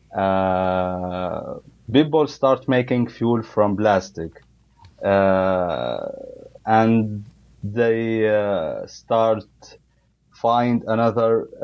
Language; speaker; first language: English; non-native, learner; Arabic